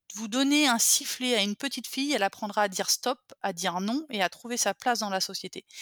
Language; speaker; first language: French; native; French